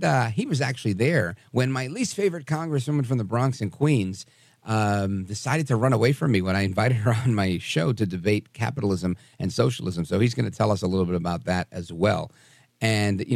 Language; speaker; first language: English; native; English